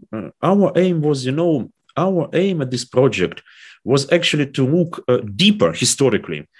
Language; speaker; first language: English; non-native, fluent; Ukrainian